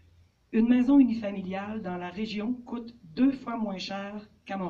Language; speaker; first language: French; native; French